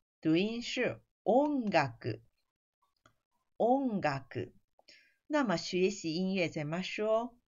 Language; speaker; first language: Chinese; non-native, fluent; Japanese